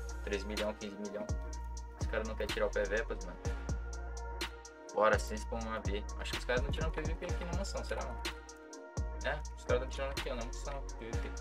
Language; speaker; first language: Portuguese; native; Portuguese